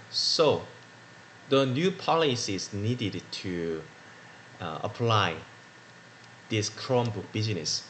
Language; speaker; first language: English; non-native, learner; Korean